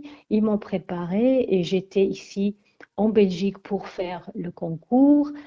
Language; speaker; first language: French; non-native, fluent; Armenian